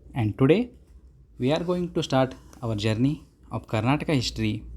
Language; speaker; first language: English; non-native, local second language; Kannada